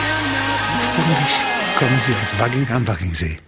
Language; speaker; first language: German; native; German